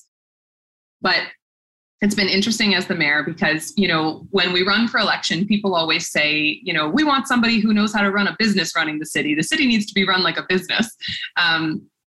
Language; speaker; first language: English; native; English